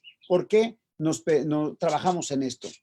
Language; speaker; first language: Spanish; native; Spanish